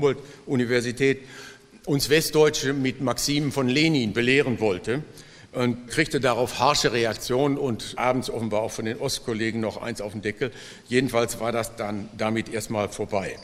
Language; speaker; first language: German; native; German